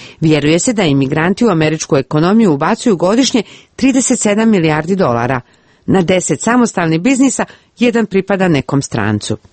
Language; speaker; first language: Croatian; native; Croatian